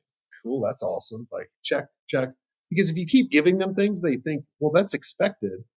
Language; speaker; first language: English; native; English